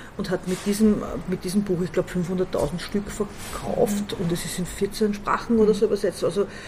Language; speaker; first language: German; native; German